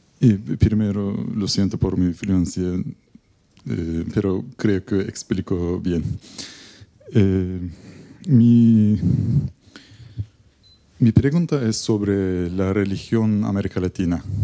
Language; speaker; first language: Spanish; non-native, learner; Turkish